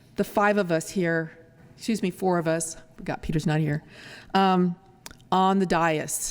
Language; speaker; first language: English; early bilingual, other home language; Spanish